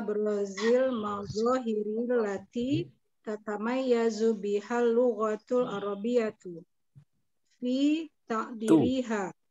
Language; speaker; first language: Arabic; non-native, learner; Indonesian